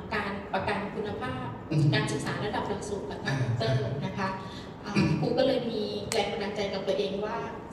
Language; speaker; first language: Thai; non-native, local second language; Northeastern Thai